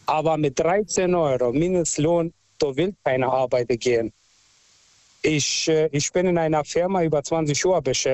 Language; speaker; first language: German; non-native, fluent; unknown